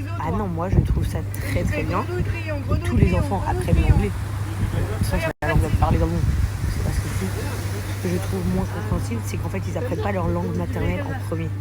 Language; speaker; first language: French; early bilingual, other home language; English